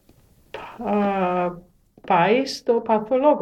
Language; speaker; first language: Greek; non-native, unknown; German